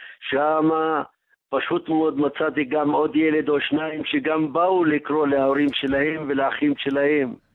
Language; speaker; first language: Hebrew; non-native, local second language; Arabic